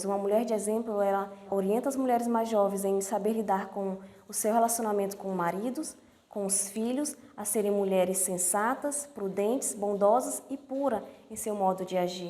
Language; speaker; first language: Portuguese; native; Portuguese